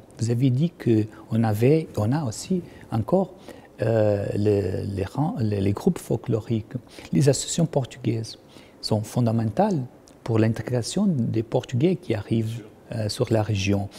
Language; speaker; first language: French; non-native, fluent; Portuguese